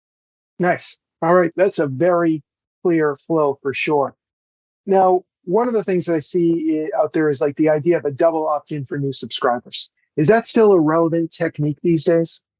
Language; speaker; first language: English; native; English